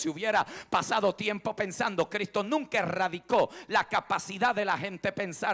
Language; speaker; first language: Spanish; native; Spanish